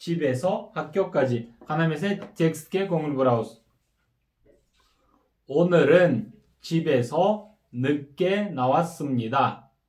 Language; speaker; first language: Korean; non-native, fluent; Kyrgyz